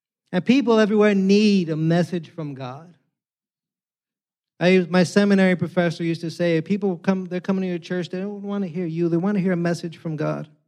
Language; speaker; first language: English; early bilingual, other home language; Spanish